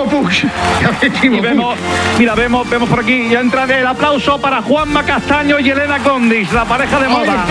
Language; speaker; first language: Spanish; native; Spanish